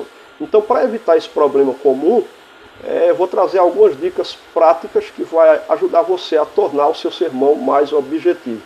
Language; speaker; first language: Portuguese; native; Portuguese